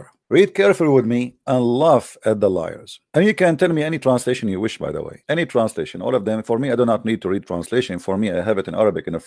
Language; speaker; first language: English; non-native, fluent; Arabic